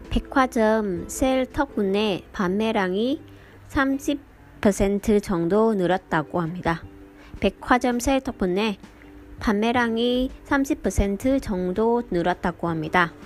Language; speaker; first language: Korean; non-native, fluent; Vietnamese